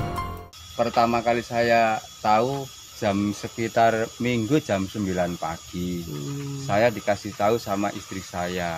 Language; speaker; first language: Indonesian; non-native, local second language; Javanese